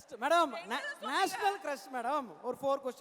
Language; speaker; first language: Tamil; native; Tamil